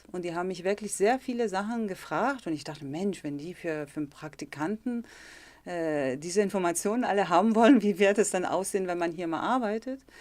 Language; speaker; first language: German; early bilingual, heritage; German